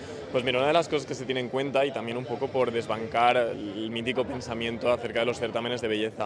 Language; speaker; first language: Spanish; native; Spanish